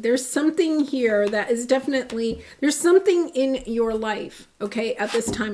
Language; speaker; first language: English; native; English